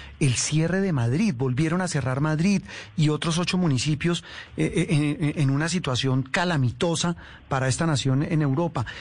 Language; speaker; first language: Spanish; native; Spanish